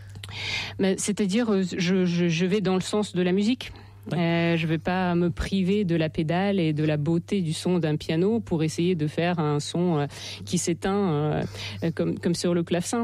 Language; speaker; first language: French; non-native, fluent; Russian